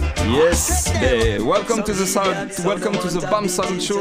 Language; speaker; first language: English; non-native, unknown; French